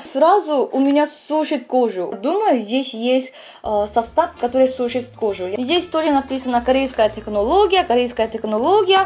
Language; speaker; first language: Russian; non-native, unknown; Korean